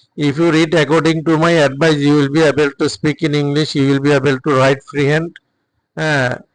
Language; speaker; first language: English; non-native, local second language; Bangla